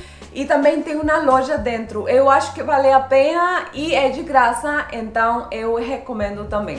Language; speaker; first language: Portuguese; non-native, fluent; Spanish